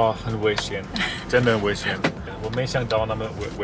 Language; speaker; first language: Chinese; non-native, learner; German